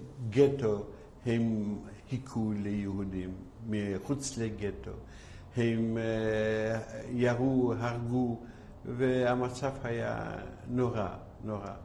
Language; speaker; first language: Hebrew; non-native, fluent; Yiddish